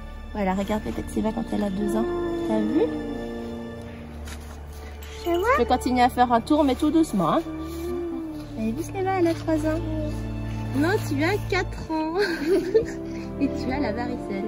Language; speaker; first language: French; native; French